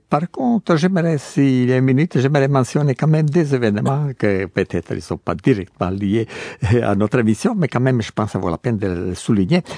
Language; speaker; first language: French; non-native, learner; Croatian